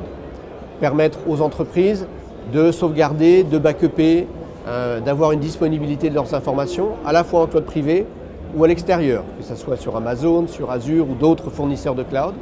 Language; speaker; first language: French; native; French